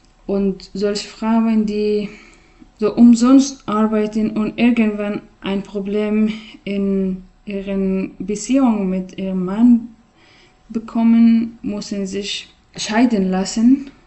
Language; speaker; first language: German; non-native, fluent; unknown